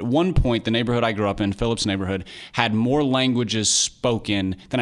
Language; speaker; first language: English; native; English